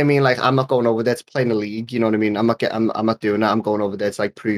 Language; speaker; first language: English; native; English